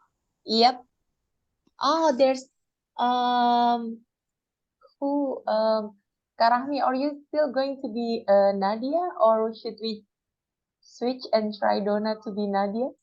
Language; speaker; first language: English; non-native, fluent; Indonesian